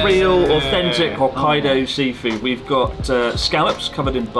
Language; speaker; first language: English; native; English